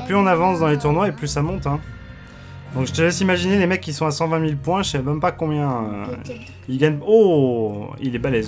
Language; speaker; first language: French; native; French